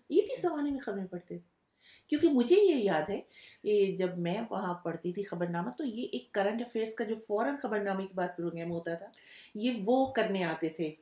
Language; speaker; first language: Urdu; native; Urdu